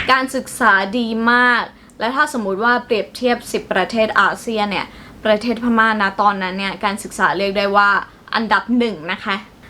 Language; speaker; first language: Thai; non-native, fluent; Burmese